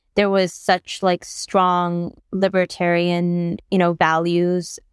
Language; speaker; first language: English; non-native, local second language; Bangla